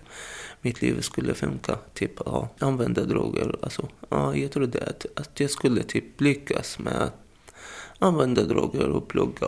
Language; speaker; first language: Swedish; non-native, fluent; Arabic